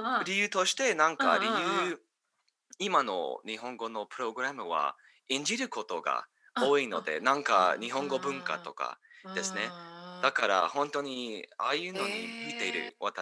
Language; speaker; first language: Japanese; non-native, fluent; English